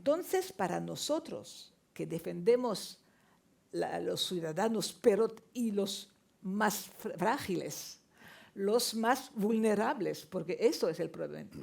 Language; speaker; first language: Spanish; non-native, fluent; French